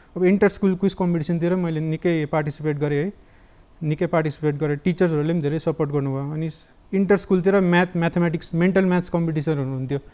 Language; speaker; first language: Nepali; native; Nepali